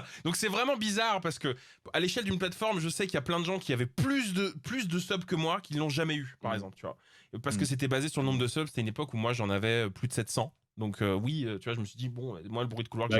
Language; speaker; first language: French; native; French